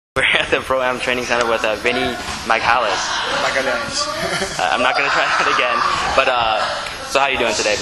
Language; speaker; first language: English; native; English